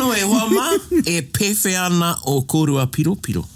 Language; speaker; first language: Māori; non-native, local second language; English